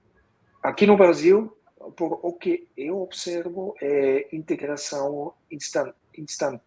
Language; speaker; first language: Portuguese; non-native, fluent; Swiss German